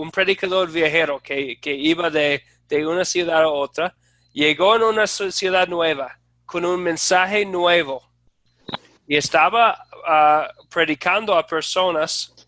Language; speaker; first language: Spanish; non-native, fluent; English